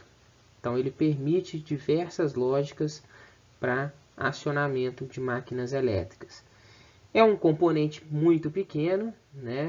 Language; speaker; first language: Portuguese; native; Portuguese